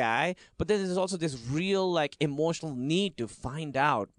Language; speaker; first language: English; non-native, local second language; Urdu